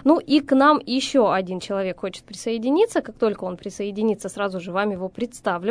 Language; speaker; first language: Russian; native; Russian